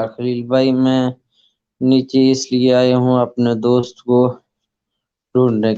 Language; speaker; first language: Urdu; non-native, local second language; Saraiki